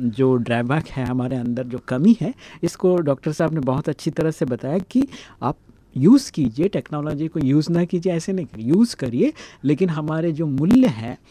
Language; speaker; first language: Hindi; native; Hindi